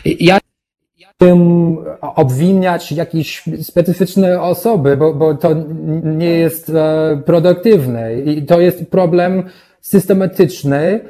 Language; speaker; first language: Polish; non-native, learner; English